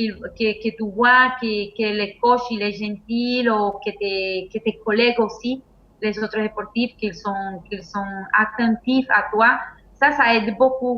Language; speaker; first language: French; non-native, fluent; Spanish